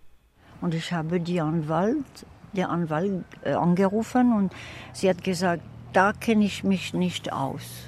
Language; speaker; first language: German; non-native, fluent; French